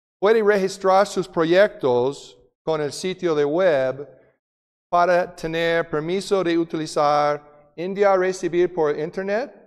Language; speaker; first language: Spanish; non-native, fluent; English